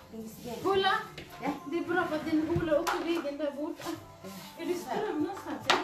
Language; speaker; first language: Swedish; non-native, learner; Cebuano